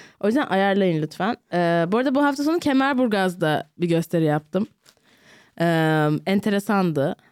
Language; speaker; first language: Turkish; native; Turkish